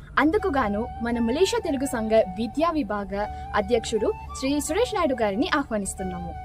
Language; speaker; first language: Telugu; early bilingual, heritage; Telugu